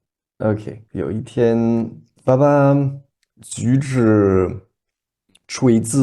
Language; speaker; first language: Chinese; non-native, learner; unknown